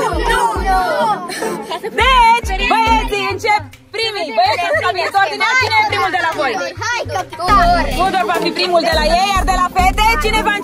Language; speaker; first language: Romanian; native; Romanian